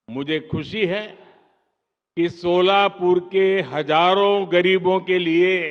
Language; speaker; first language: Hindi; non-native, local second language; Gujarati